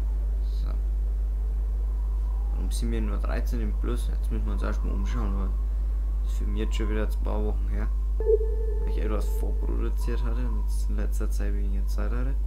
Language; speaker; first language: German; native; German